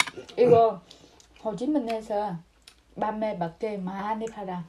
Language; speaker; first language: Korean; non-native, learner; Vietnamese